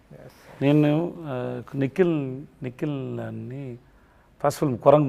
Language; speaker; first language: Telugu; non-native, learner; Tamil